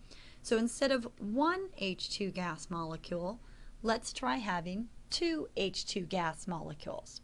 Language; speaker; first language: English; native; English